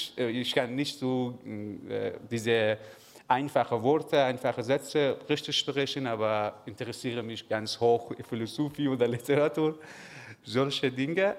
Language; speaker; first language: German; non-native, learner; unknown